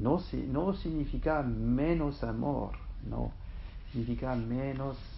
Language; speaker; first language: Spanish; non-native, fluent; French